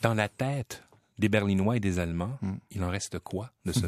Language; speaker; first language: French; native; French